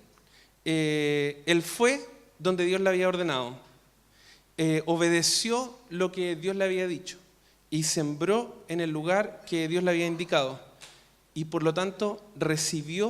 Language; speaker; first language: Spanish; native; Spanish